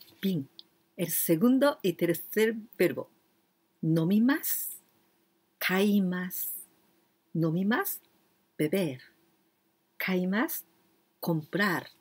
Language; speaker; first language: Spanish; non-native, learner; Japanese